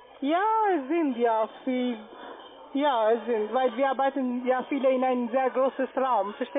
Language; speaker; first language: German; non-native, learner; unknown